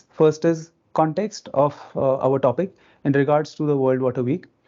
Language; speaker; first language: English; non-native, local second language; Marathi